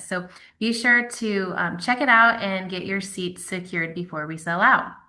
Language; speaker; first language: English; native; English